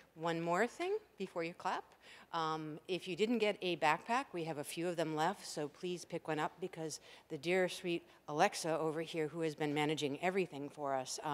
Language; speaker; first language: English; native; English